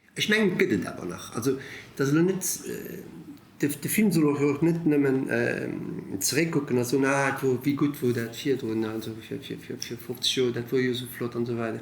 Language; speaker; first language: Luxembourgish; early bilingual, other home language; Italian